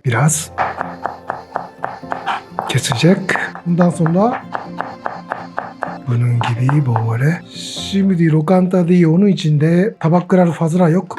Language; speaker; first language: Turkish; non-native, learner; Japanese